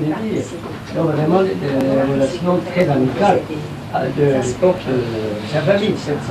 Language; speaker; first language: French; non-native, fluent; Persian